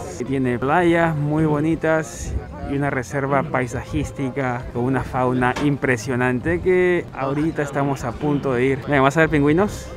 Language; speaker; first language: Spanish; native; Spanish